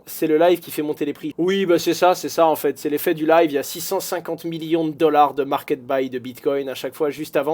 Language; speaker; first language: French; native; French